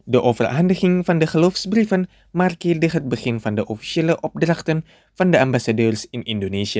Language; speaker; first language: Dutch; non-native, fluent; Indonesian